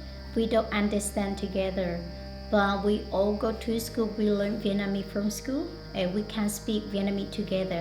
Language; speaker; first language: English; non-native, learner; Hmong